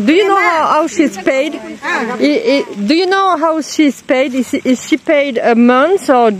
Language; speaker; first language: English; non-native, learner; French